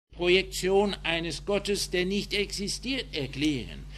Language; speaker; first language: German; non-native, fluent; English